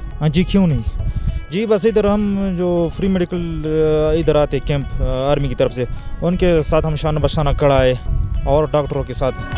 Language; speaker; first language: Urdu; non-native, local second language; Pashto